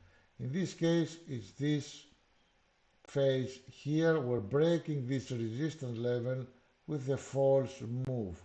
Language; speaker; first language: English; non-native, fluent; Greek